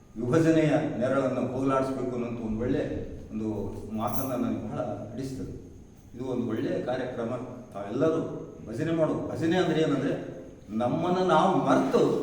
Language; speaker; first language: Kannada; native; Kannada